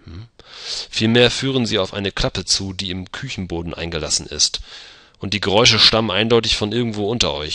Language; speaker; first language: German; native; German